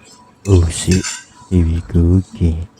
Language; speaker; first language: English; non-native, learner; Indonesian